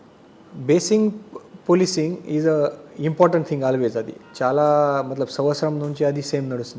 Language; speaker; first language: Telugu; non-native, learner; Marathi